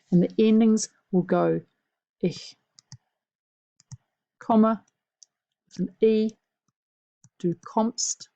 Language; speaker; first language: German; non-native, fluent; English